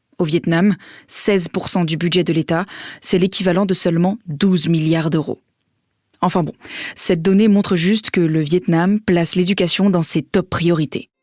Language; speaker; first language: French; native; French